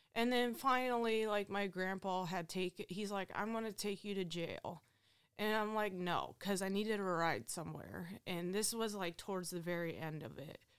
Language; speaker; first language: English; native; English